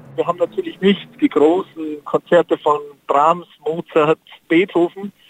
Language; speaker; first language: German; native; German